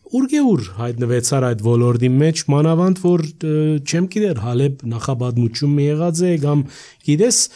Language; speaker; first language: Armenian; early bilingual, heritage; Armenian